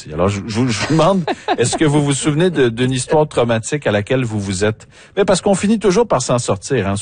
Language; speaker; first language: French; native; French